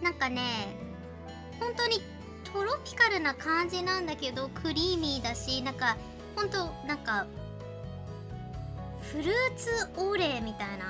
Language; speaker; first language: Japanese; native; Japanese